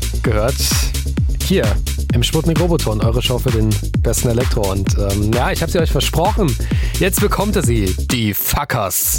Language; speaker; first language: German; native; German